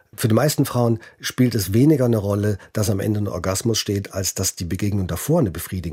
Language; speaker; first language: German; native; German